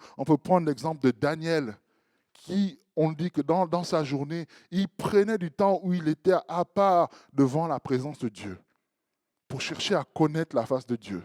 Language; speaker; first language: French; native; French